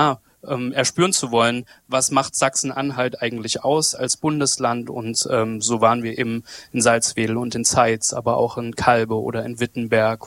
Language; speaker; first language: German; native; German